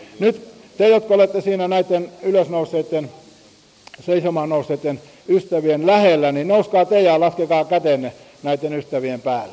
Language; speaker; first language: Finnish; native; Finnish